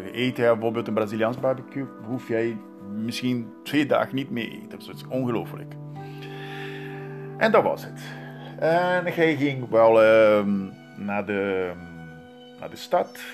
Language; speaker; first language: Dutch; non-native, learner; Portuguese